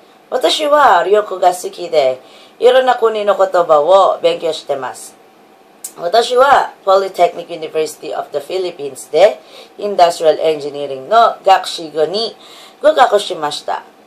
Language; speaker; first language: Japanese; non-native, learner; Filipino